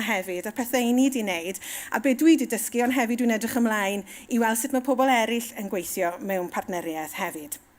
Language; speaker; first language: Welsh; native; Welsh